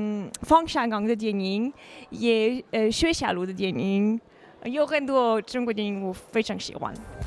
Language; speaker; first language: Chinese; non-native, learner; French